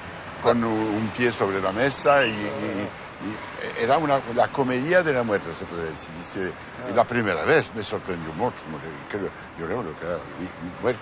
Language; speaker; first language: Spanish; non-native, fluent; French